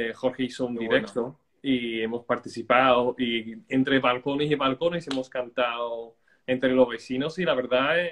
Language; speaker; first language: Spanish; non-native, fluent; English